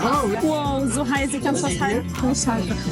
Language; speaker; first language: German; native; German